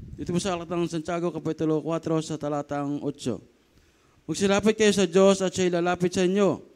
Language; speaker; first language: Filipino; native; Filipino